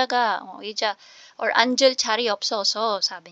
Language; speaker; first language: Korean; non-native, fluent; Filipino